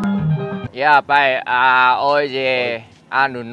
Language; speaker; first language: Portuguese; non-native, learner; Vietnamese